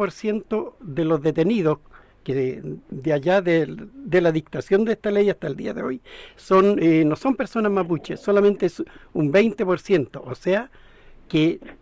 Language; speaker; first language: Spanish; native; Spanish